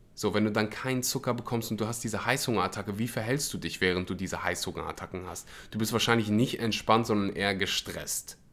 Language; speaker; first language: German; early bilingual, other home language; Russian